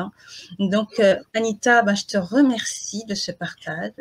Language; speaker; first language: French; native; French